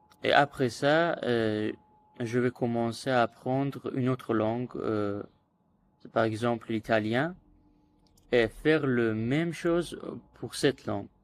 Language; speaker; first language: French; non-native, learner; Azerbaijani